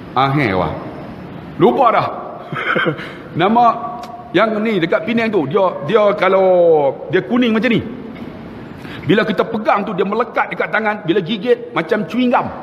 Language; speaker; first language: Malay; native; Malay